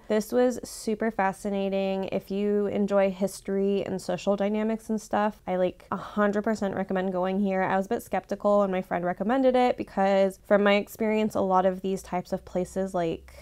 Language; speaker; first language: English; native; English